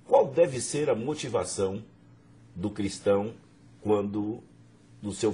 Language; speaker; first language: Portuguese; native; Portuguese